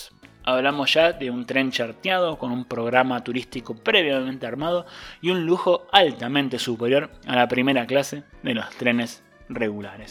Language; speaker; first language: Spanish; native; Spanish